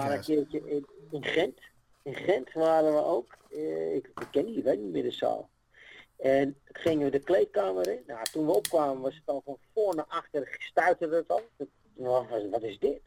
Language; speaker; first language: Dutch; native; Dutch